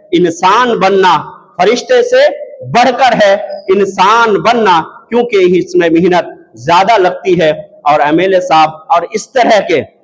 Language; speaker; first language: Urdu; native; Urdu